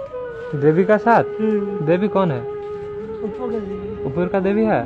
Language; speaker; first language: Hindi; non-native, local second language; Bangla